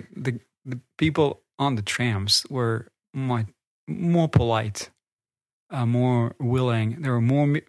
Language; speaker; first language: English; non-native, fluent; Kazakh